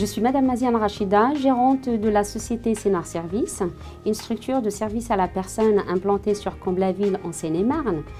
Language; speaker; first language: French; non-native, local second language; Arabic